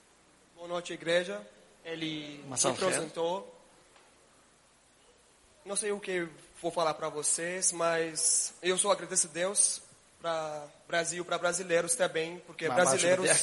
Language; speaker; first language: Portuguese; non-native, learner; Arabic